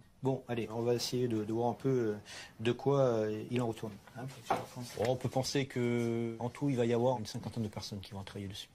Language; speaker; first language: French; native; French